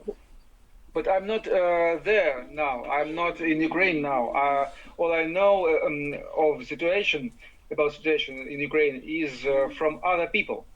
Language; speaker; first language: English; non-native, learner; Ukrainian